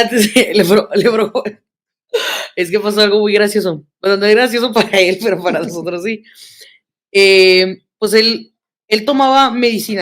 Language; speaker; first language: Spanish; native; Spanish